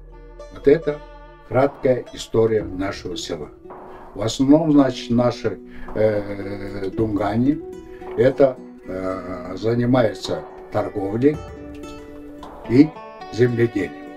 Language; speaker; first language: Russian; non-native, local second language; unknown